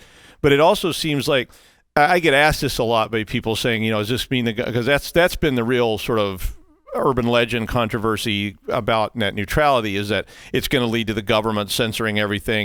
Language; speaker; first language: English; native; English